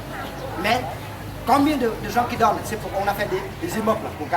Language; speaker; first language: French; non-native, fluent; Vietnamese